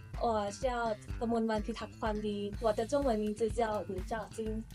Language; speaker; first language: Chinese; non-native, learner; Thai